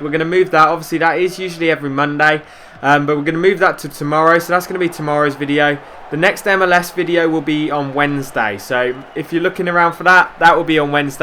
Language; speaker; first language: English; native; English